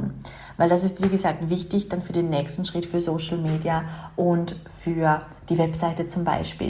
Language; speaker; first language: German; native; German